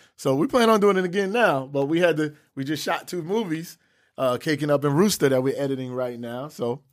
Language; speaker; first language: English; native; English